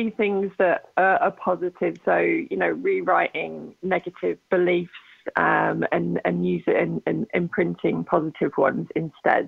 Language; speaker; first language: English; native; English